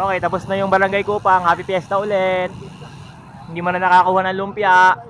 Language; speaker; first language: Filipino; native; Filipino